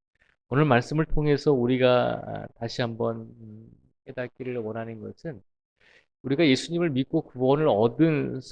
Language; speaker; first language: Korean; native; Korean